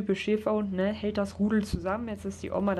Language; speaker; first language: German; native; German